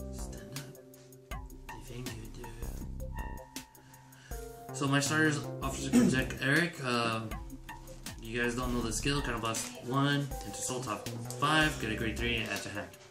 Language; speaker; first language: English; native; English